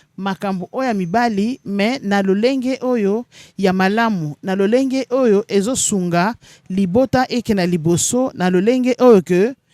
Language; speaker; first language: Lingala; native; Lingala